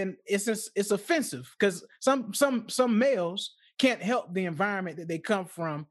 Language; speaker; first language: English; native; English